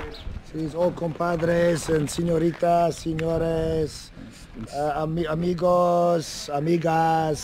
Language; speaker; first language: Spanish; non-native, learner; English